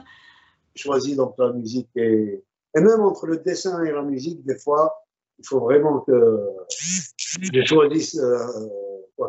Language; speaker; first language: French; non-native, local second language; Arabic